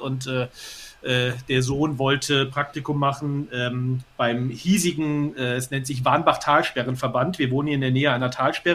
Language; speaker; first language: German; native; German